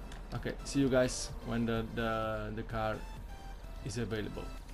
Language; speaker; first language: English; non-native, learner; Italian